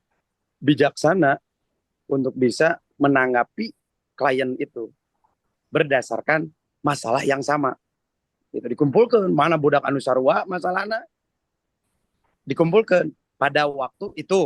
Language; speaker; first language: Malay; non-native, local second language; Sundanese